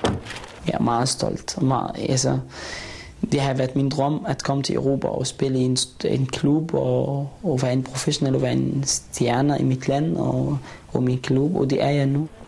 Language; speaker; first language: Danish; non-native, fluent; Arabic